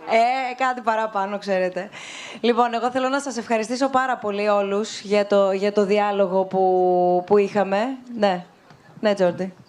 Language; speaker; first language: Greek; native; Greek